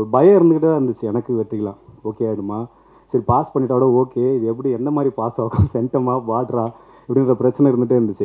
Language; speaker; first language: Tamil; native; Tamil